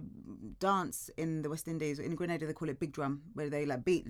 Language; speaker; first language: English; native; English